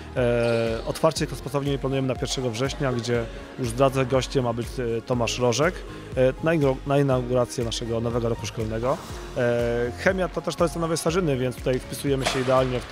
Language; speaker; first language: Polish; native; Polish